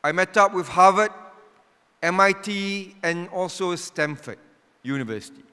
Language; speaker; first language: English; non-native, local second language; Malay